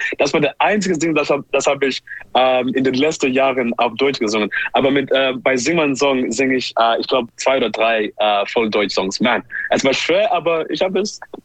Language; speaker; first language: German; non-native, learner; English